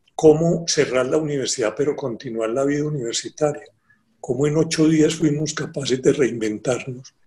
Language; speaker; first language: Spanish; native; Spanish